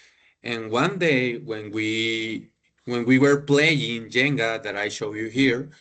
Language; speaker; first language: English; non-native, learner; Spanish